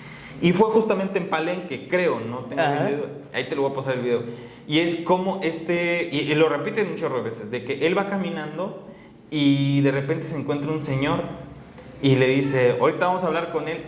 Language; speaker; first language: Spanish; native; Spanish